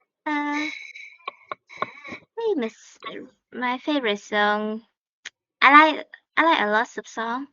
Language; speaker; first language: English; non-native, learner; Vietnamese